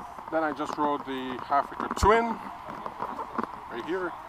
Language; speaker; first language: English; native; English